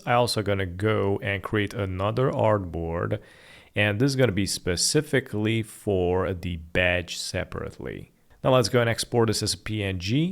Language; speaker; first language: English; non-native, fluent; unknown